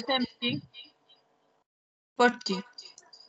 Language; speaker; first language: Swedish; non-native, learner; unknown